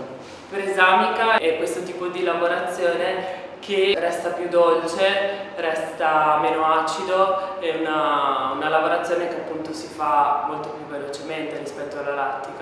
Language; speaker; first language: Italian; native; Italian